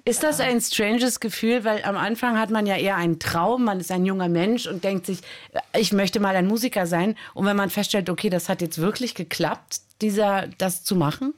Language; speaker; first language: German; native; German